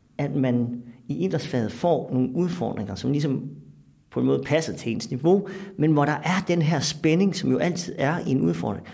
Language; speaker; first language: Danish; native; Danish